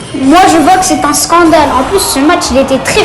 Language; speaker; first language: French; native; French